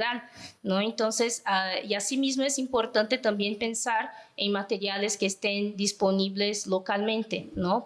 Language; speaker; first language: Spanish; non-native, fluent; Portuguese